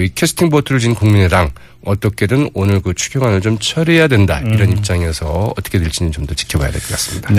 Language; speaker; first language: Korean; native; Korean